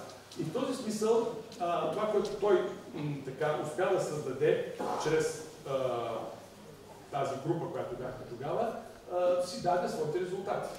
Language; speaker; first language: Bulgarian; native; Bulgarian